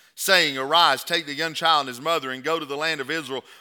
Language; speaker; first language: English; native; English